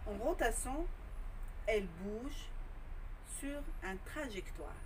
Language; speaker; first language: French; non-native, local second language; Arabic